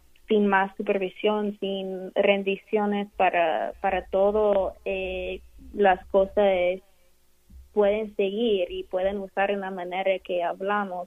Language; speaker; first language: Spanish; non-native, fluent; English